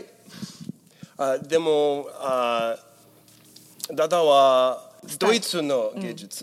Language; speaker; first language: Japanese; non-native, learner; English